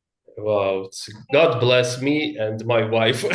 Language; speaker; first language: English; non-native, learner; Russian